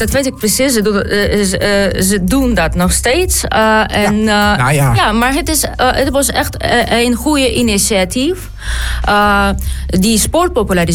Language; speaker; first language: Dutch; non-native, learner; Ukrainian